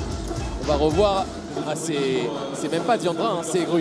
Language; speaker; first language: French; native; French